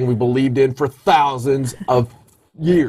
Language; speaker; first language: English; native; English